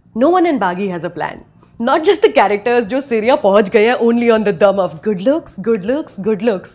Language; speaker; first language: English; non-native, local second language; Hindi